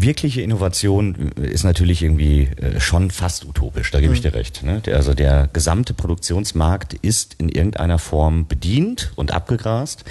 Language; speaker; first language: German; native; German